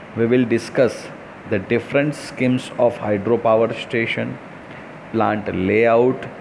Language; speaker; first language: English; non-native, local second language; Gujarati